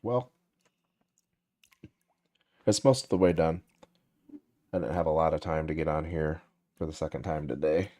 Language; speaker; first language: English; native; English